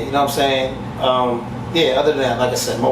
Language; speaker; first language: English; native; English